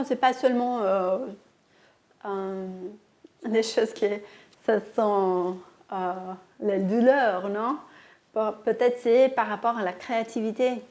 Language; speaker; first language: French; non-native, fluent; Portuguese